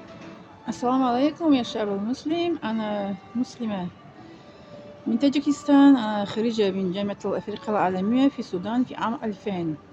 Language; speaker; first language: Arabic; non-native, fluent; Tajik